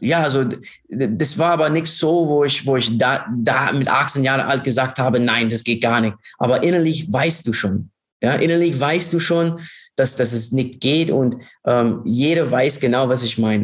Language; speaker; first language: German; non-native, fluent; English